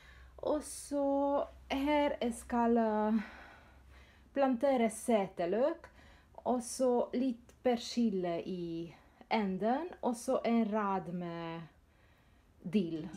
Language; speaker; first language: Norwegian; non-native, fluent; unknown